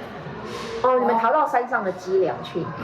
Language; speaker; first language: Chinese; native; Chinese